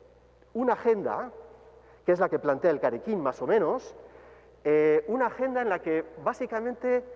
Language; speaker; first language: Spanish; native; Spanish